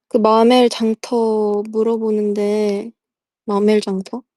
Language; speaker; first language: Korean; native; Korean